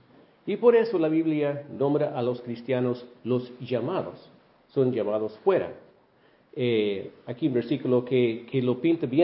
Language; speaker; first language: Spanish; non-native, fluent; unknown